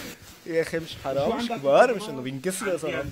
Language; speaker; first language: Arabic; native; Arabic